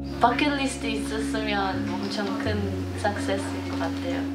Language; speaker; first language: Korean; non-native, fluent; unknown